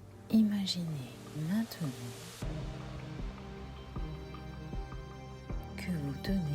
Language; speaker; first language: French; native; French